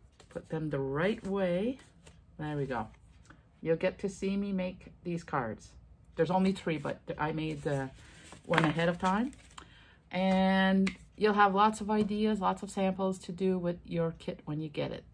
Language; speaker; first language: English; native; English